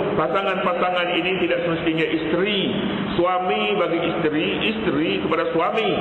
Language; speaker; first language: Malay; native; Malay